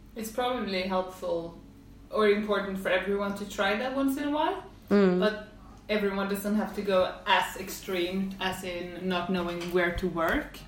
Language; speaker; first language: English; non-native, fluent; Swedish